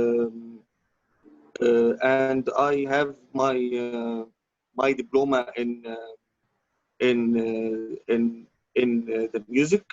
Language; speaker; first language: English; non-native, learner; Arabic